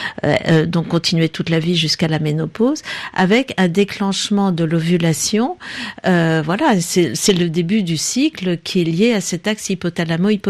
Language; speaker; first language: French; native; French